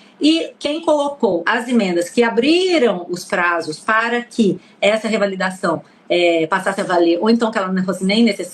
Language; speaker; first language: Portuguese; native; Portuguese